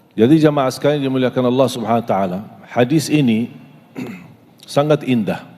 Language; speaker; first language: Malay; non-native, fluent; Arabic